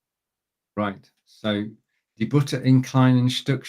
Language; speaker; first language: German; non-native, learner; English